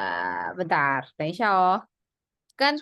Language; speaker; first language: Chinese; non-native, fluent; Indonesian